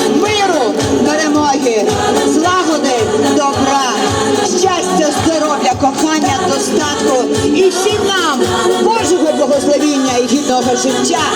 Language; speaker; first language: Ukrainian; native; Ukrainian